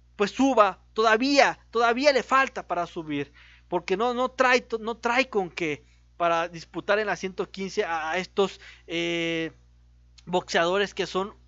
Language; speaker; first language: Spanish; native; Spanish